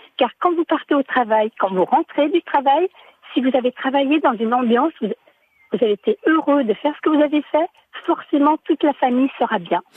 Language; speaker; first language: French; native; French